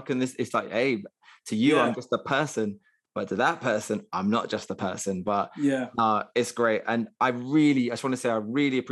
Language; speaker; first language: English; native; English